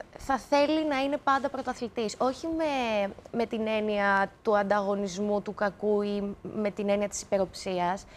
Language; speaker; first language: Greek; early bilingual, other home language; Romanian